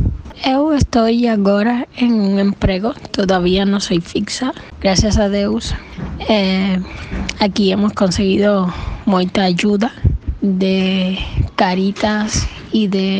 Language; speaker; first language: Portuguese; non-native, learner; Spanish